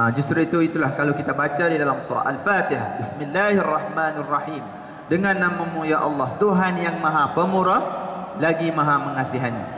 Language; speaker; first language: Malay; native; Malay